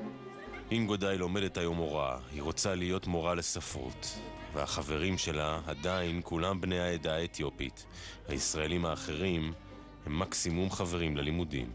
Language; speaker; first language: Hebrew; native; Hebrew